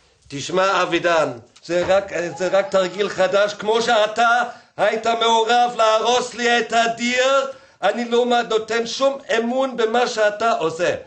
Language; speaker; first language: Hebrew; non-native, fluent; German